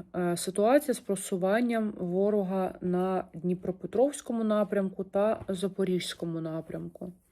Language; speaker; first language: Ukrainian; non-native, local second language; Russian